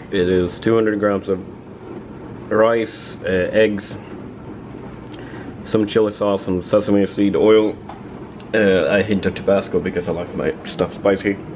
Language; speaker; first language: English; non-native, fluent; Swedish